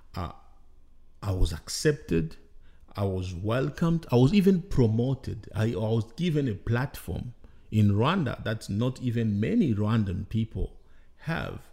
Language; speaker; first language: English; non-native, fluent; Bembe